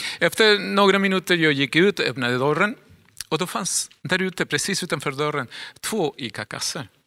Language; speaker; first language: Swedish; non-native, fluent; Spanish